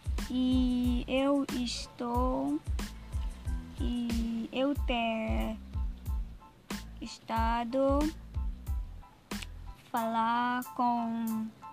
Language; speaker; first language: Portuguese; non-native, learner; Yoruba